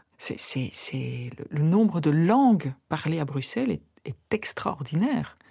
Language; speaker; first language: French; native; French